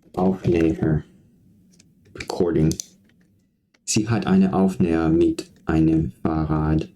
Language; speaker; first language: German; non-native, learner; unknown